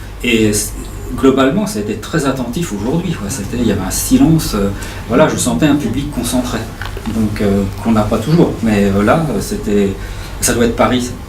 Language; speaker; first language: French; native; French